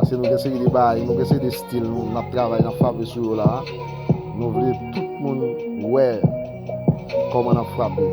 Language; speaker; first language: French; non-native, learner; Haitian Creole